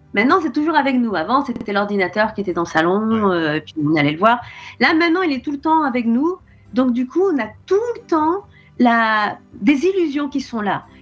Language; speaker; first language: French; native; French